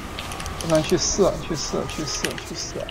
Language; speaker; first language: Chinese; native; Chinese